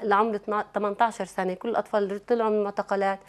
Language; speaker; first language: Arabic; native; Arabic